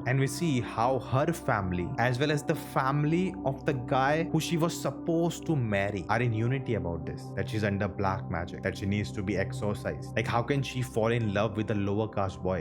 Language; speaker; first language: English; non-native, local second language; Hindi